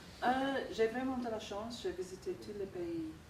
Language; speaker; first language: French; non-native, fluent; English